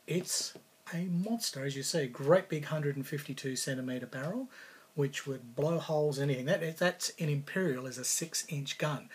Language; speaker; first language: English; native; English